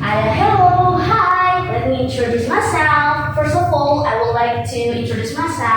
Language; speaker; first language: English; non-native, fluent; Indonesian